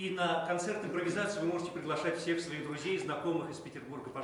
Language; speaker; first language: Russian; native; Russian